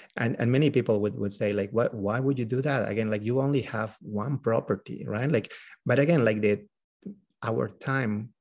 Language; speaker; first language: English; non-native, fluent; Spanish